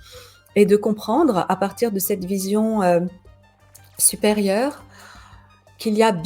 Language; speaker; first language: French; native; French